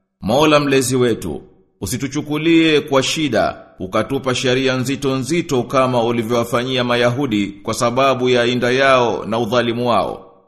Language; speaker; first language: Swahili; native; Swahili